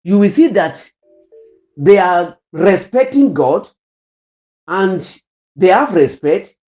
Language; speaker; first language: English; non-native, local second language; Yoruba